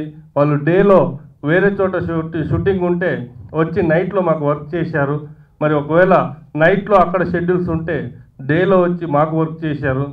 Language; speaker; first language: Telugu; native; Telugu